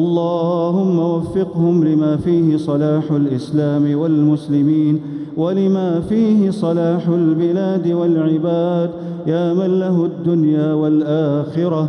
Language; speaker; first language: Arabic; native; Arabic